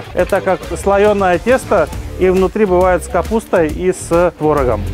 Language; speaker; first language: Russian; native; Russian